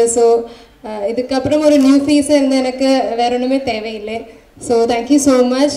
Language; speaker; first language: Tamil; non-native, learner; Malayalam